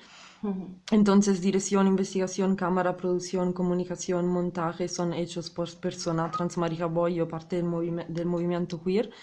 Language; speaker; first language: Spanish; non-native, fluent; Italian